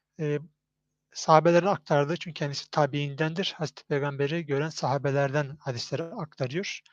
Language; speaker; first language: Turkish; native; Turkish